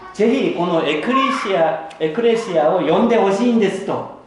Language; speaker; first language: Japanese; non-native, fluent; Korean